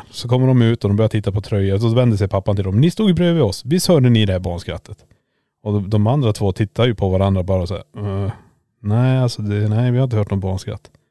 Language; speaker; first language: Swedish; native; Swedish